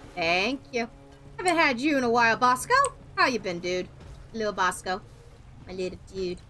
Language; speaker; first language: English; native; English